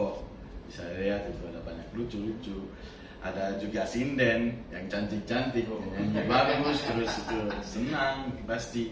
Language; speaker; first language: Indonesian; non-native, fluent; French